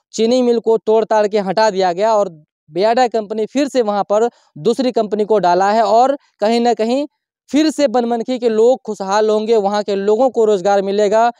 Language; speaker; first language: Hindi; native; Hindi